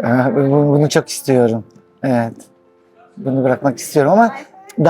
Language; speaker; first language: Turkish; non-native, local second language; Greek